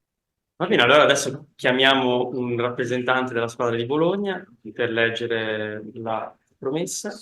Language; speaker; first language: Italian; native; Italian